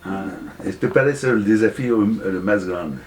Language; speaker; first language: Spanish; non-native, fluent; French